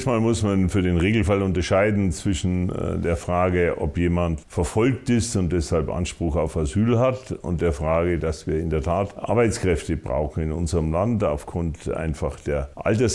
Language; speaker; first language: German; native; German